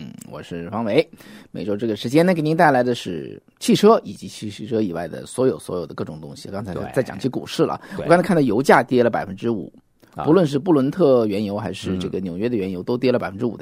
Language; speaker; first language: Chinese; native; Chinese